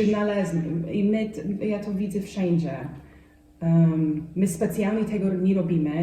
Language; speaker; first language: Polish; non-native, fluent; English